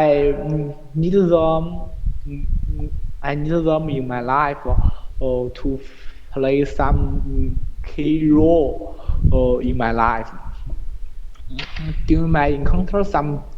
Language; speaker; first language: English; non-native, learner; Chinese